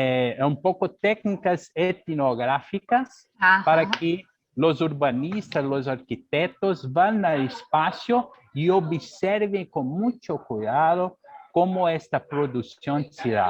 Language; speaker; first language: Spanish; non-native, learner; Portuguese